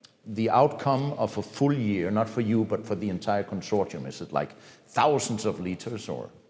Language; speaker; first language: English; non-native, fluent; Danish